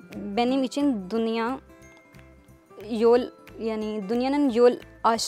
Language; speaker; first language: Turkish; non-native, learner; Urdu